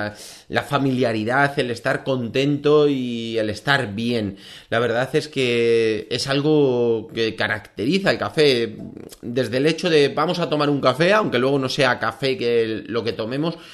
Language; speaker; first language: Spanish; native; Spanish